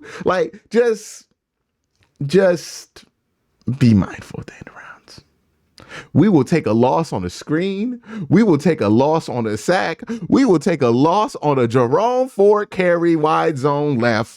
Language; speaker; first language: English; native; English